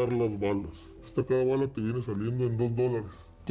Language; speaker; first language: Spanish; native; Spanish